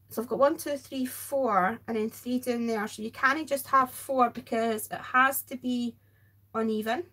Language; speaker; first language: English; native; English